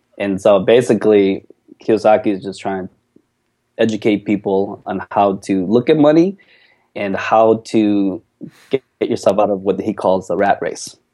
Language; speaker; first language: English; early bilingual, other home language; Korean